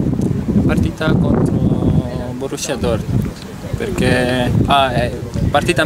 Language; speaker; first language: Italian; non-native, learner; Estonian